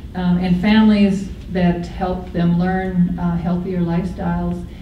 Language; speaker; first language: English; native; English